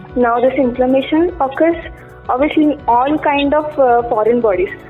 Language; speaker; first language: English; non-native, local second language; Kannada